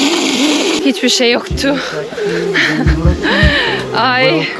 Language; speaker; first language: Turkish; non-native, learner; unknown